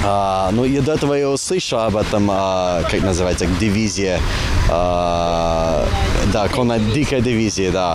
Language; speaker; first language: Russian; non-native, fluent; English